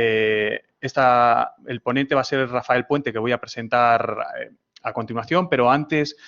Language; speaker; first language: Spanish; native; Spanish